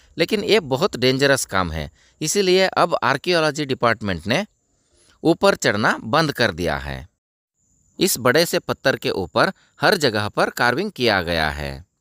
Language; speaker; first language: Hindi; non-native, local second language; Kannada